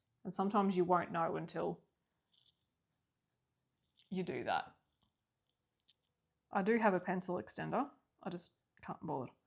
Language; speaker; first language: English; native; English